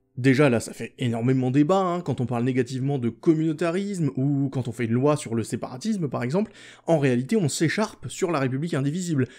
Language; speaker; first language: French; native; French